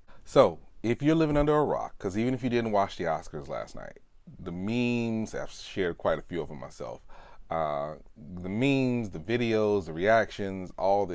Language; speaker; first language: English; native; English